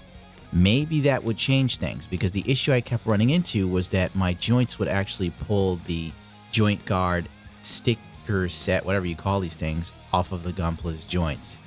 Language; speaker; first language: English; native; English